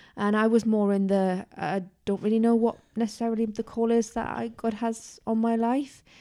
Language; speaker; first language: English; native; English